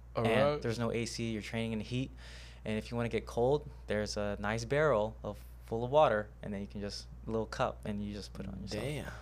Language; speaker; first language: English; native; English